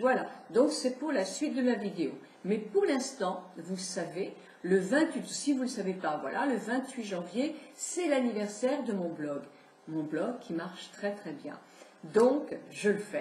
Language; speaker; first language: French; native; French